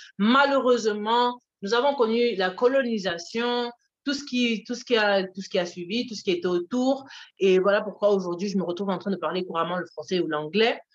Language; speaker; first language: French; early bilingual, other home language; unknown